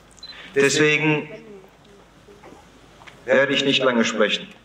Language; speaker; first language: German; early bilingual, other home language; Turkish